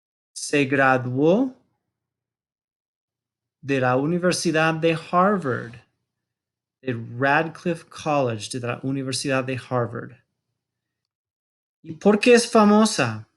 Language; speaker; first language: Spanish; non-native, fluent; English